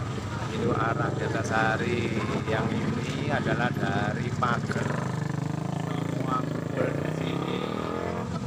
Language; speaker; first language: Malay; non-native, local second language; Javanese